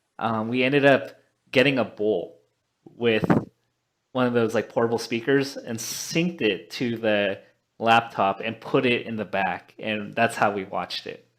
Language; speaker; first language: English; native; English